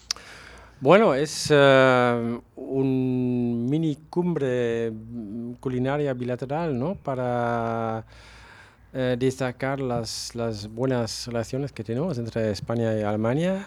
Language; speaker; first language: Spanish; non-native, fluent; German